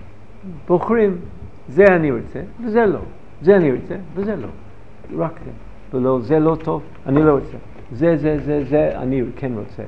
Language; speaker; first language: Hebrew; non-native, fluent; English